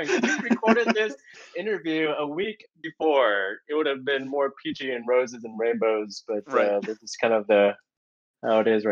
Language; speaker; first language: English; native; English